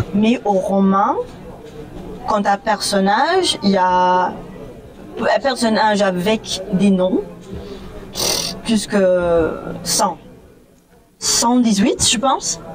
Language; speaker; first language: French; non-native, fluent; English